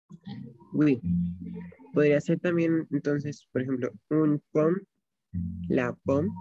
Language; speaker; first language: Spanish; non-native, learner; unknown